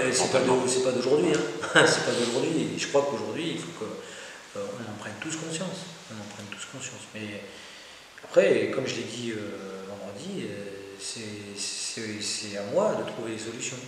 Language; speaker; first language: French; native; French